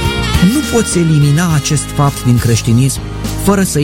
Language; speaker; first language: Romanian; native; Romanian